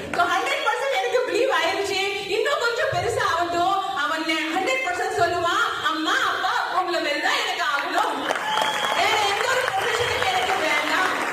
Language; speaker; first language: Tamil; non-native, fluent; Hindi